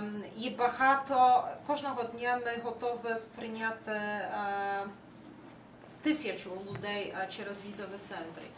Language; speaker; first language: Ukrainian; non-native, fluent; Polish